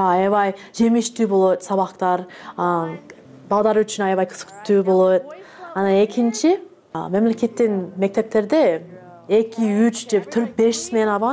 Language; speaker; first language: Kyrgyz; non-native, learner; English